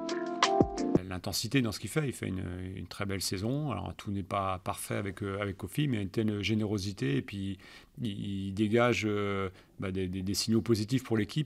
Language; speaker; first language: French; native; French